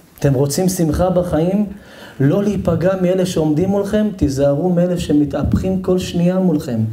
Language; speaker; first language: Hebrew; native; Hebrew